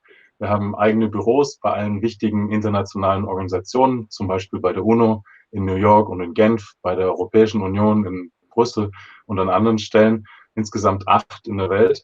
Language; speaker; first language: German; native; German